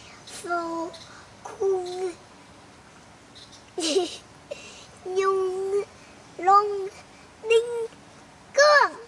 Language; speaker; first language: Vietnamese; early bilingual, heritage; Vietnamese